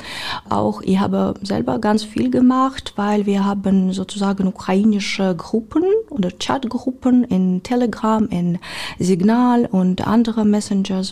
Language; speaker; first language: German; non-native, learner; Ukrainian